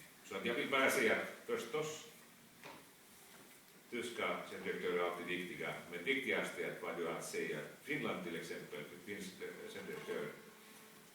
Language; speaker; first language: Swedish; non-native, fluent; Finnish